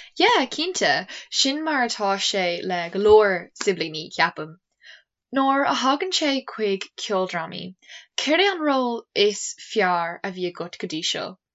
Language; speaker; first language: Irish; non-native, local second language; English